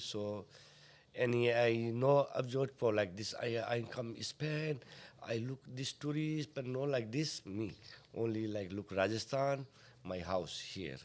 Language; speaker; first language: English; non-native, learner; Hindi